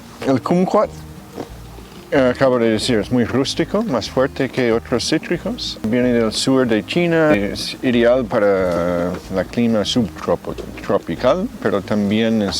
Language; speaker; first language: Spanish; non-native, fluent; English